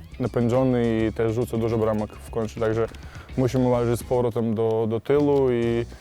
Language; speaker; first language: Polish; non-native, fluent; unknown